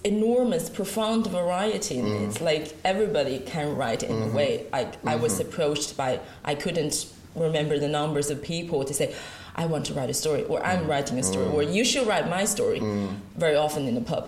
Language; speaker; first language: English; non-native, fluent; Chinese